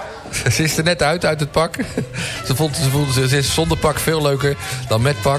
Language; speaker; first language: Dutch; native; Dutch